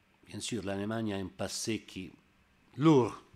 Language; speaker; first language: French; non-native, learner; Italian